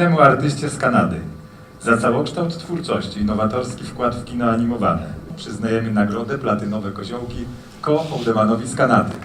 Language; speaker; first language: Polish; native; Polish